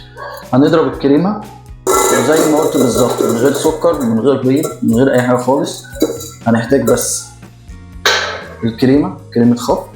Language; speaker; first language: Arabic; native; Arabic